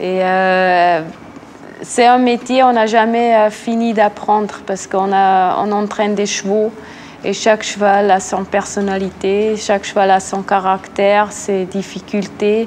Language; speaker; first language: French; non-native, local second language; Swiss German